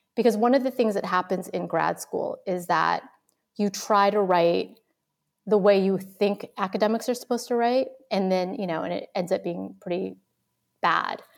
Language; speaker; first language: English; early bilingual, other home language; Vietnamese